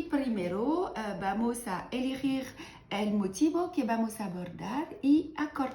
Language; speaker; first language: Spanish; non-native, learner; French